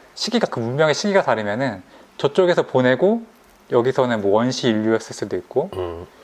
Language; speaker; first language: Korean; native; Korean